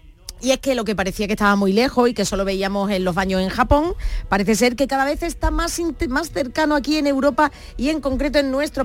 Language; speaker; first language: Spanish; native; Spanish